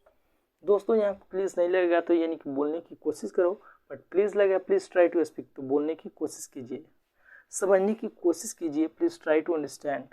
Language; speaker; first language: Hindi; native; Hindi